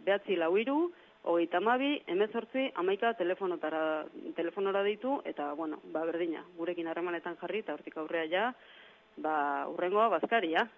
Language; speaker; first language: Basque; native; Basque